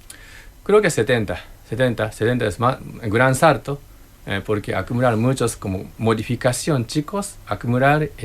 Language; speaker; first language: Spanish; non-native, learner; Japanese